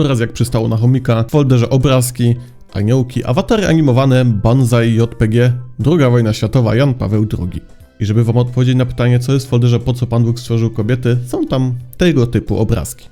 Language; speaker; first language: Polish; native; Polish